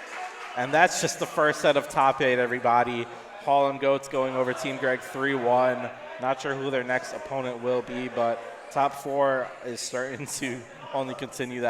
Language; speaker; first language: English; native; English